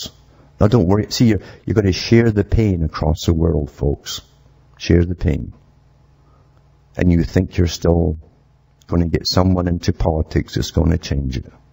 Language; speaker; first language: English; native; English